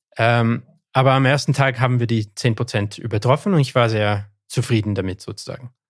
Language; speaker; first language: German; non-native, fluent; English